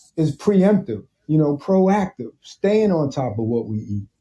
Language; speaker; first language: English; native; English